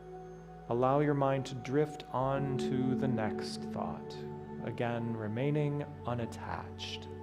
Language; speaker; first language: English; native; English